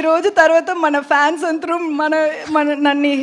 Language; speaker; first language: Telugu; non-native, learner; Tamil